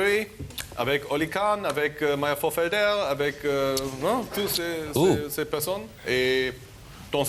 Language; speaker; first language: French; non-native, learner; German